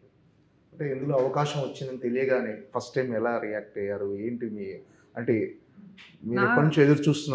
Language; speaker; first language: Telugu; native; Telugu